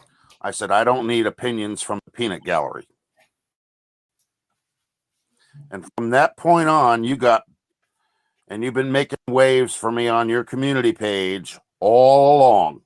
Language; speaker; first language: English; native; English